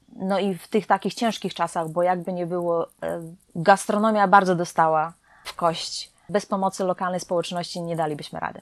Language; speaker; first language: Polish; native; Polish